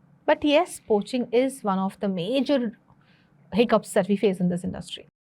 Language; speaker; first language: English; non-native, local second language; Telugu